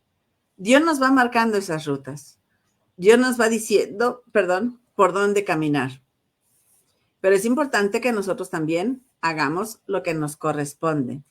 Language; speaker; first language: Spanish; native; Spanish